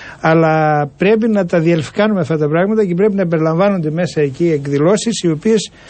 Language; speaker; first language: Greek; native; Greek